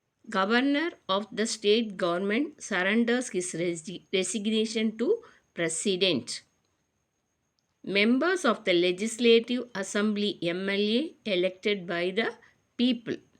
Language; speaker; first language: English; non-native, local second language; Tamil